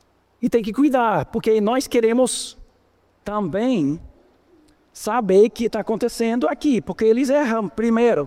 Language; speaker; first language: Portuguese; non-native, fluent; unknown